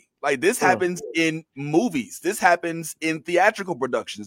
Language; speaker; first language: English; native; English